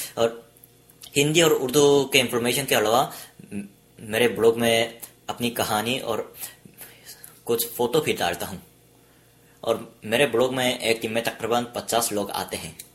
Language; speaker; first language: Hindi; non-native, fluent; Korean